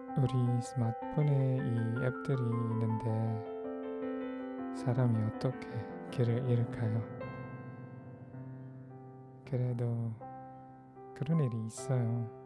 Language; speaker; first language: Korean; non-native, fluent; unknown